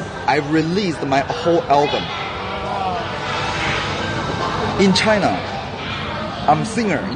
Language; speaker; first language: English; non-native, learner; Korean